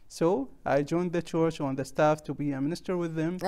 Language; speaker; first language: English; non-native, learner; Arabic